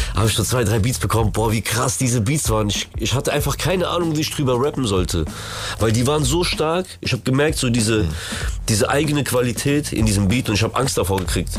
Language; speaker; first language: German; early bilingual, other home language; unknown